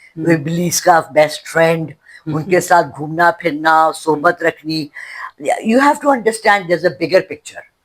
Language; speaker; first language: Urdu; native; Urdu